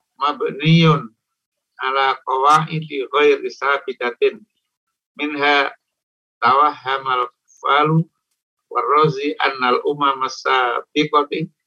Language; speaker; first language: Arabic; non-native, learner; Indonesian